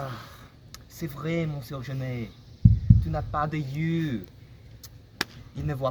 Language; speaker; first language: French; non-native, learner; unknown